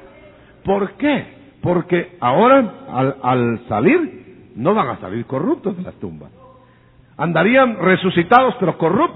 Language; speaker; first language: Spanish; native; Spanish